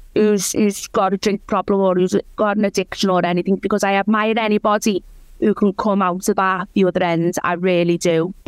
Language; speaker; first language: English; native; English